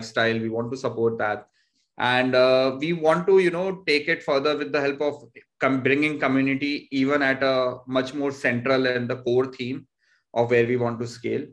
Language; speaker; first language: English; non-native, local second language; Hindi